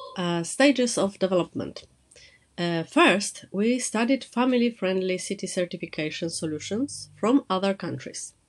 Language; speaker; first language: English; non-native, fluent; Polish